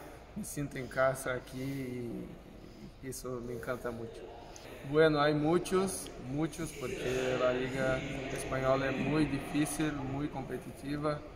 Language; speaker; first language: Spanish; non-native, fluent; Portuguese